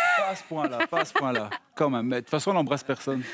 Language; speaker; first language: French; native; French